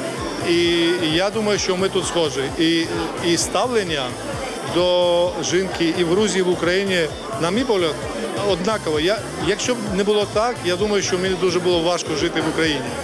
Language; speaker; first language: Ukrainian; non-native, fluent; Georgian